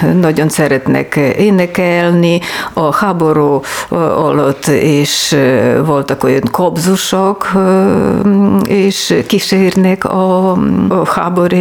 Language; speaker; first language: Hungarian; non-native, learner; Ukrainian